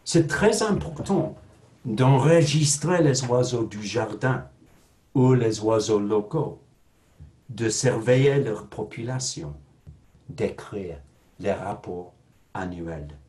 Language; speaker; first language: French; non-native, fluent; English